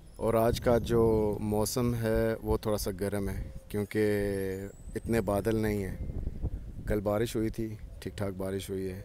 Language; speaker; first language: Urdu; non-native, local second language; Punjabi